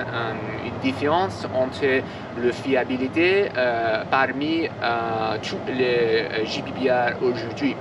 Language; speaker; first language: French; non-native, learner; English